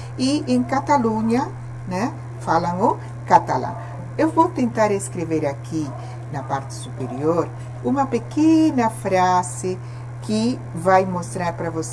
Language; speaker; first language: Portuguese; non-native, fluent; Spanish